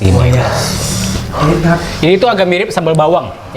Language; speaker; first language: Indonesian; native; Indonesian